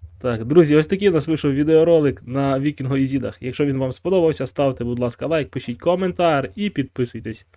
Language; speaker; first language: Ukrainian; native; Ukrainian